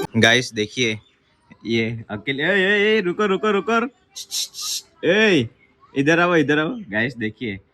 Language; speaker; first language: Hindi; non-native, local second language; Gujarati